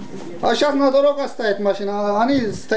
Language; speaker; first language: Russian; non-native, learner; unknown